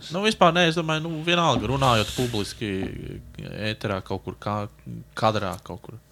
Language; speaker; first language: Latvian; native; Latvian